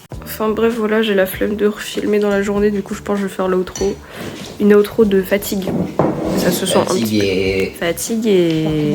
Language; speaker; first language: French; native; French